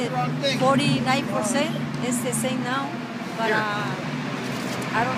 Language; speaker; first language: English; non-native, learner; Spanish